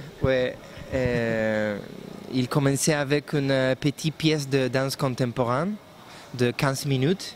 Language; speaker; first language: French; non-native, learner; Spanish